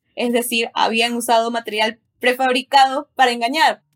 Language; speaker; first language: Spanish; native; Spanish